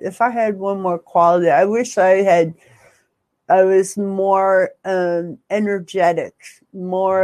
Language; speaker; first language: English; native; English